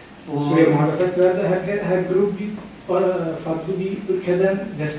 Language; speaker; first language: Turkish; non-native, fluent; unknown